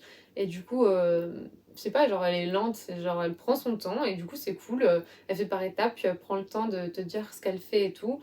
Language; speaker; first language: French; native; French